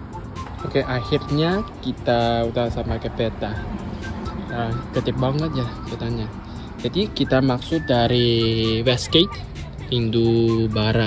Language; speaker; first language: Indonesian; non-native, fluent; Chinese